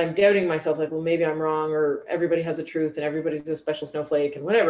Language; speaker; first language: English; native; English